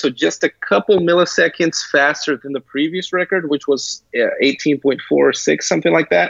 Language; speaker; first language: English; early bilingual, other home language; Portuguese